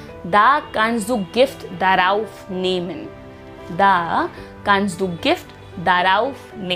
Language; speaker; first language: German; non-native, fluent; Hindi